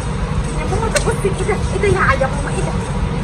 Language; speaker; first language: Arabic; native; Arabic